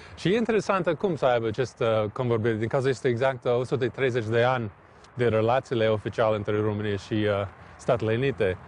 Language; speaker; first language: Romanian; non-native, learner; English